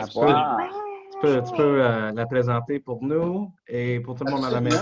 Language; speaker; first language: French; non-native, local second language; English